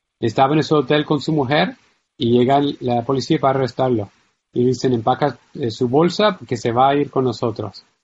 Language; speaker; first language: Spanish; non-native, fluent; English